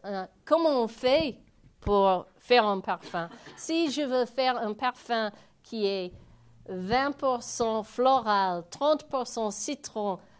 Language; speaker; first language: French; non-native, fluent; English